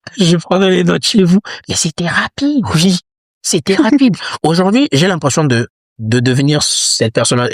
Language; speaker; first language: French; non-native, local second language; Lingala